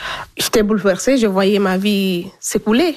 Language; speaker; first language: French; non-native, local second language; Fula